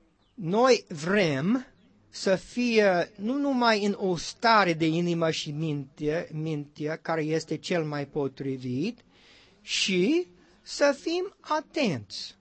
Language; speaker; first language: Romanian; non-native, learner; English